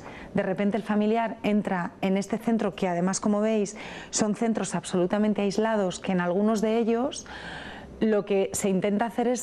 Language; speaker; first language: Spanish; native; Spanish